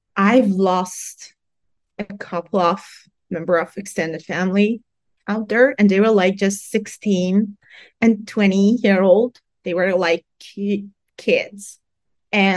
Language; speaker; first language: English; non-native, fluent; Persian